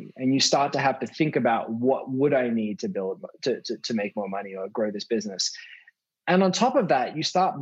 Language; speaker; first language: English; native; English